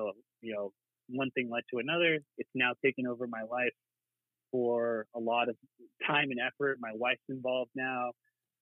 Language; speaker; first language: English; native; English